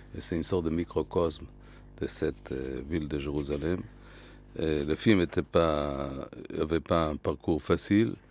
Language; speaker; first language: French; non-native, fluent; Hebrew